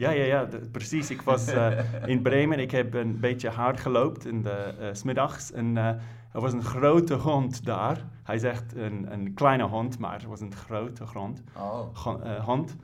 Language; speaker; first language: Dutch; non-native, fluent; English